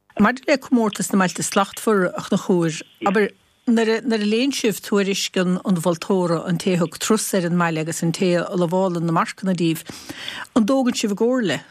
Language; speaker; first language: Irish; native; Irish